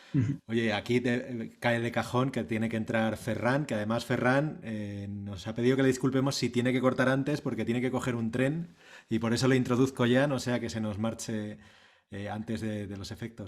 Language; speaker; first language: Spanish; native; Spanish